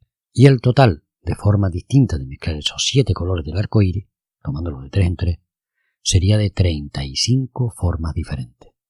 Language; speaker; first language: Spanish; native; Spanish